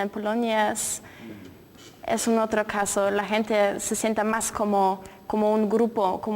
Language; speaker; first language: Spanish; non-native, fluent; Polish